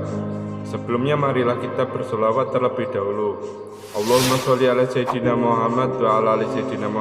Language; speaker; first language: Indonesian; native; Indonesian